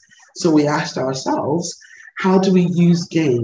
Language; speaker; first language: English; non-native, local second language; Yoruba